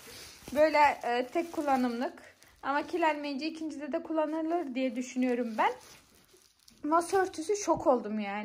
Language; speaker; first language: Turkish; early bilingual, heritage; Turkish